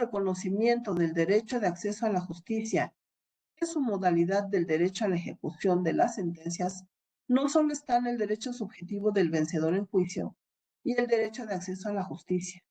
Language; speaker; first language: Spanish; native; Spanish